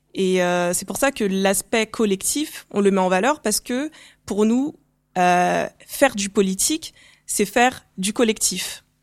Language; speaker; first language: French; early bilingual, other home language; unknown